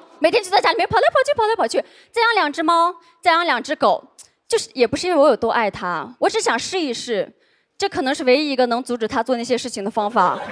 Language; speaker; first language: Chinese; non-native, local second language; Uyghur